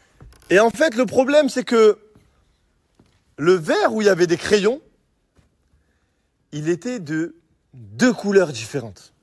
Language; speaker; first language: French; native; French